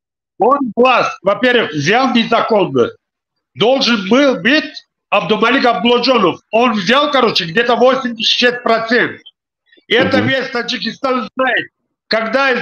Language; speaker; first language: Russian; non-native, local second language; Tajik